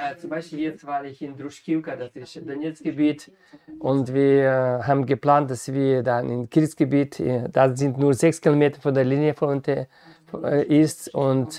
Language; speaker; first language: German; non-native, fluent; Ukrainian